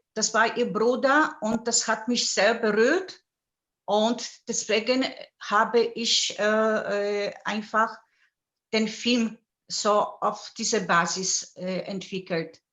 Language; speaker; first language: German; non-native, fluent; Polish